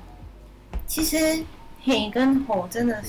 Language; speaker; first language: Chinese; native; Chinese